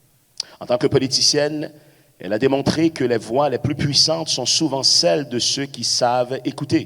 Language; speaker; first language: French; native; French